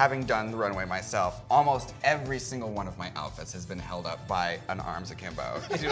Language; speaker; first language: English; native; English